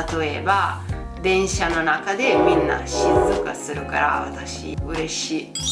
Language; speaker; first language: Japanese; non-native, fluent; Italian